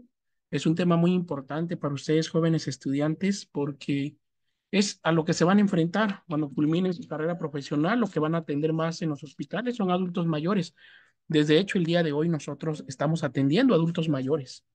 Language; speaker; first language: Spanish; native; Spanish